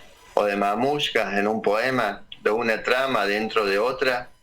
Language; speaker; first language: Spanish; native; Spanish